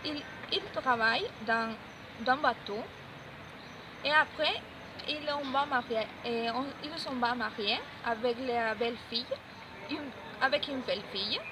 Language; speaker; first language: French; non-native, learner; Spanish